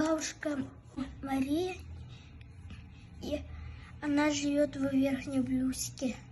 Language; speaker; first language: Russian; non-native, local second language; Yakut